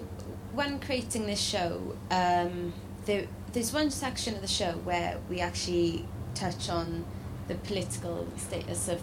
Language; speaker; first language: English; native; English